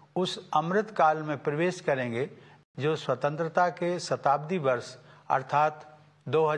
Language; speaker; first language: Hindi; native; Hindi